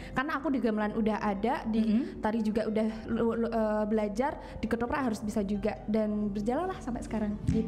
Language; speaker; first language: Indonesian; non-native, local second language; Javanese